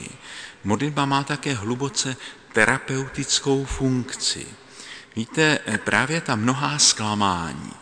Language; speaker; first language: Czech; native; Czech